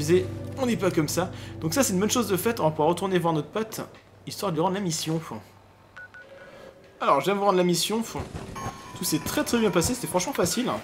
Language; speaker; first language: French; native; French